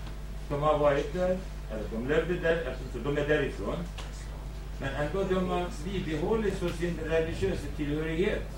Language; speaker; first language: Swedish; non-native, fluent; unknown